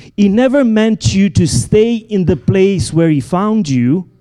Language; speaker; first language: English; non-native, fluent; Italian